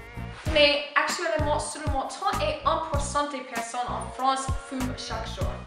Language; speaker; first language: French; non-native, learner; English